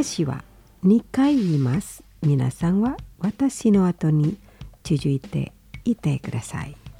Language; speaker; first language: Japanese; non-native, fluent; Indonesian